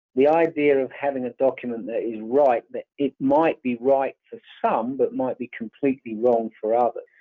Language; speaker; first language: English; native; English